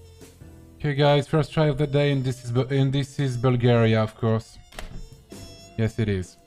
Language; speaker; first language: English; non-native, fluent; French